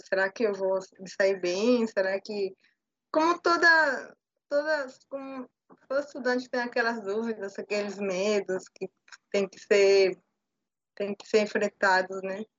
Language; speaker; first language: Portuguese; non-native, fluent; Spanish